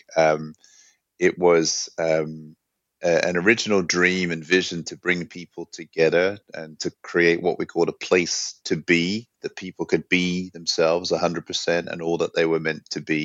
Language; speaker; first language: English; native; English